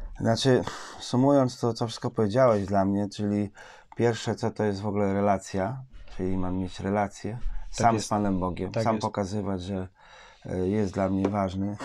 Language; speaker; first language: Polish; native; Polish